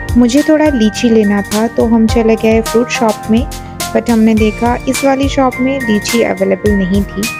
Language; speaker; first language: Hindi; non-native, local second language; Bangla